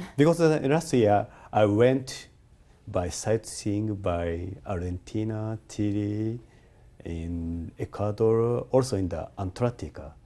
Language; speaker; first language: English; non-native, learner; Japanese